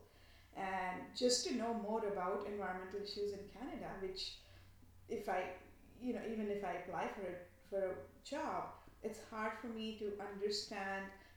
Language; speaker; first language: English; non-native, local second language; Bangla